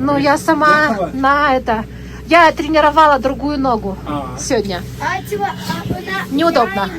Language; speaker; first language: Russian; native; Russian